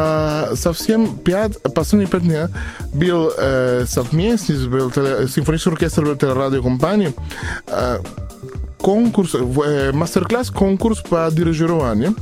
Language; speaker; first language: Russian; non-native, learner; Spanish